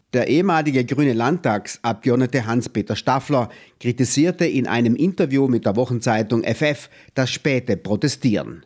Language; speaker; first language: German; native; German